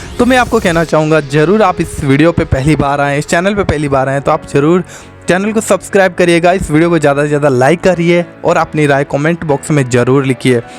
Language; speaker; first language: Hindi; native; Hindi